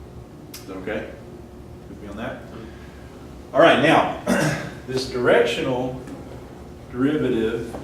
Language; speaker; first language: English; native; English